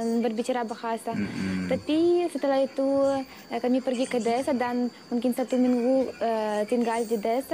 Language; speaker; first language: Indonesian; non-native, learner; Uzbek